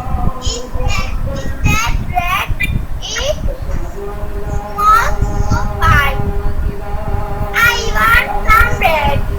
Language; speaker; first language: English; non-native, learner; Bangla